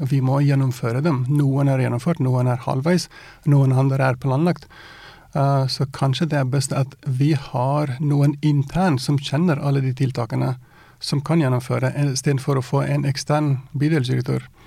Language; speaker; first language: Norwegian; non-native, fluent; Persian